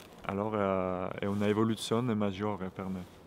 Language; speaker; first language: Italian; non-native, fluent; French